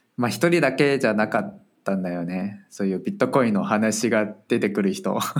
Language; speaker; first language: Japanese; non-native, fluent; Chinese